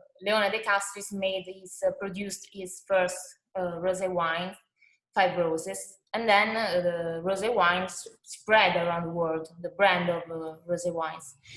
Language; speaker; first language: English; non-native, fluent; Italian